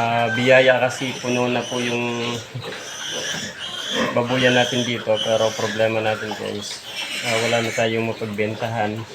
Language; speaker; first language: Filipino; native; Filipino